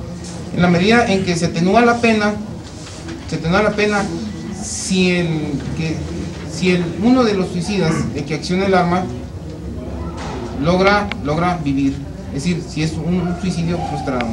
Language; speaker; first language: Spanish; native; Spanish